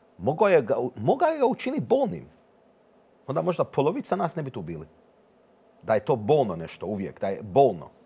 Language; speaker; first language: Croatian; early bilingual, heritage; Croatian